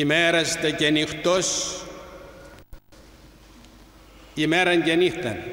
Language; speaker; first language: Greek; native; Greek